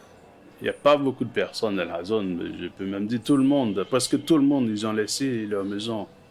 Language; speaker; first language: French; non-native, local second language; Haitian Creole